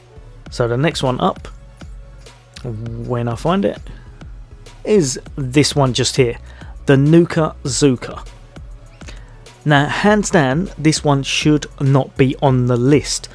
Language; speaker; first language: English; native; English